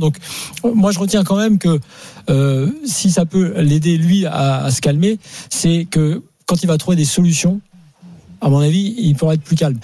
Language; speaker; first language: French; native; French